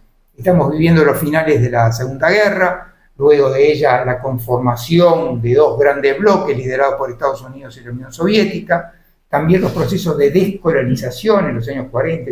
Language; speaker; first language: Spanish; native; Spanish